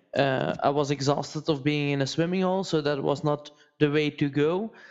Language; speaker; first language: English; non-native, fluent; Dutch